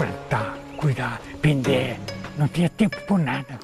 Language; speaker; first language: Portuguese; non-native, learner; Korean